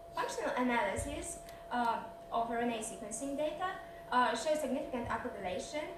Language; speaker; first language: English; non-native, fluent; Russian